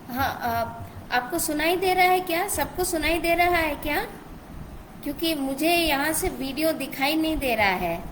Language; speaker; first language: Hindi; non-native, local second language; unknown